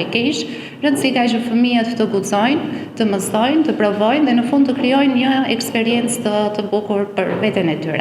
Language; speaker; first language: Albanian; native; Albanian